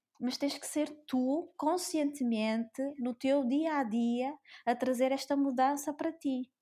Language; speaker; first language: Portuguese; early bilingual, other home language; Spanish